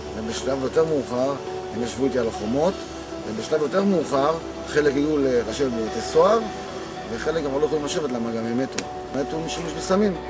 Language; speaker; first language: Hebrew; native; Hebrew